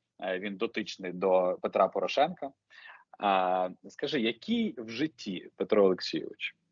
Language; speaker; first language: Ukrainian; native; Ukrainian